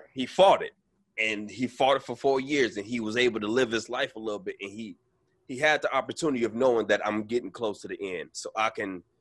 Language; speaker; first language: English; native; English